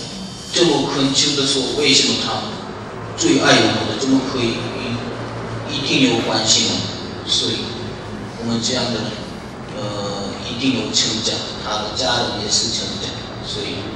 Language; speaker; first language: Chinese; non-native, learner; Korean